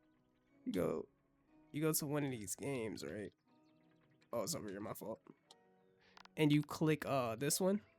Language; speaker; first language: English; native; English